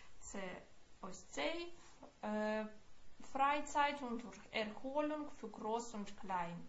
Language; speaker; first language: German; non-native, fluent; Ukrainian